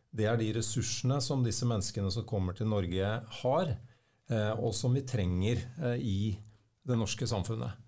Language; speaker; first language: Norwegian; native; Norwegian